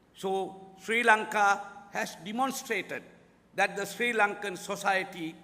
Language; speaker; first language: English; non-native, local second language; Sinhala